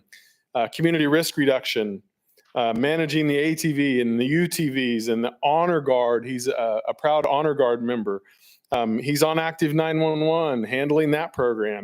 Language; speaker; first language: English; native; English